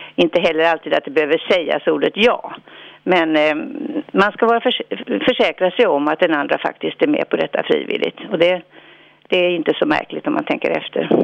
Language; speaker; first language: Swedish; native; Swedish